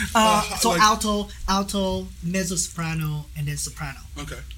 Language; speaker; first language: English; non-native, learner; Vietnamese